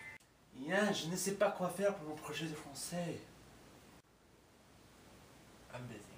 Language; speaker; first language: French; non-native, learner; English